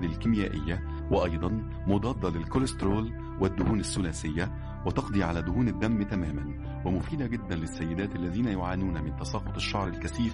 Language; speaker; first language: Arabic; native; Arabic